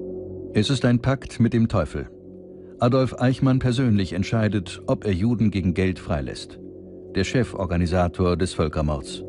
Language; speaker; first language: German; native; German